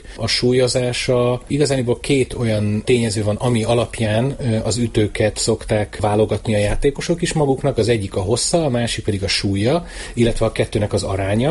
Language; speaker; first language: Hungarian; native; Hungarian